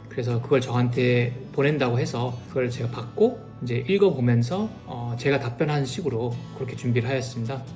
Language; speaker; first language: Korean; native; Korean